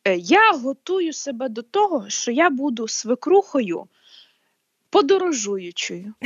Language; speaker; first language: Ukrainian; native; Ukrainian